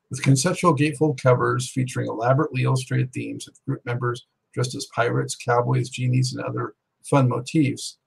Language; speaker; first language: English; native; English